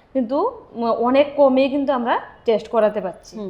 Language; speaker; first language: Bangla; native; Bangla